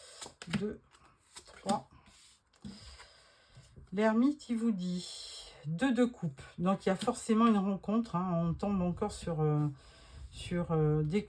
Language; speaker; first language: French; native; French